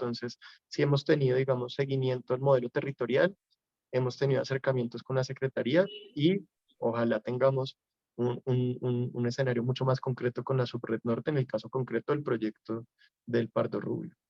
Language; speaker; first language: Spanish; native; Spanish